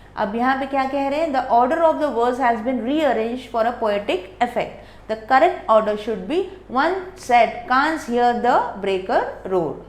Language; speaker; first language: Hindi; non-native, local second language; Bangla